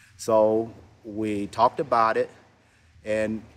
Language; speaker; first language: English; native; English